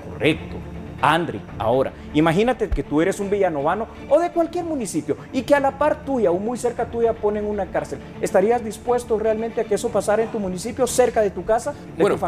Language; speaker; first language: Spanish; native; Spanish